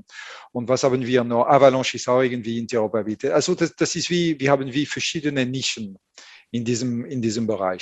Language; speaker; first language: German; non-native, fluent; French